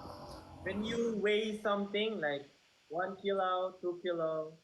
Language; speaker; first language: English; non-native, local second language; Filipino